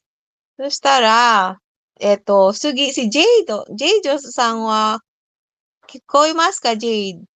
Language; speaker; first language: Japanese; non-native, fluent; Filipino